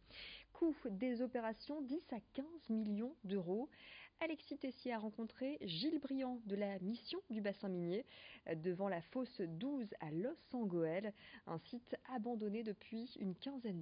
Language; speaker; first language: French; native; French